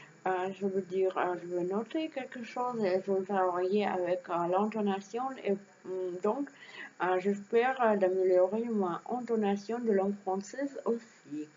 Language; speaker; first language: French; non-native, learner; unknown